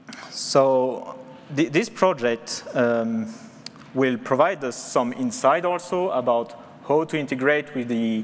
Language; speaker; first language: English; non-native, fluent; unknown